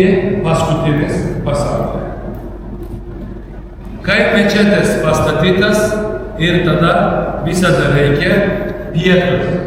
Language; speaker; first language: Lithuanian; non-native, learner; Turkish